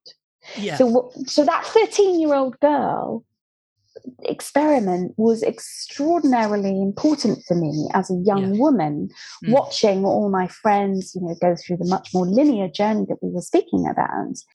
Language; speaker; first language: English; native; English